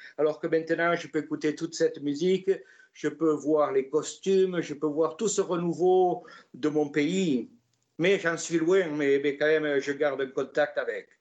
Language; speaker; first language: French; native; French